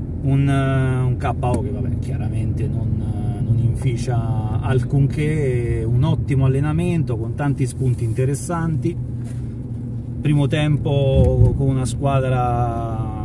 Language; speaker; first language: Italian; native; Italian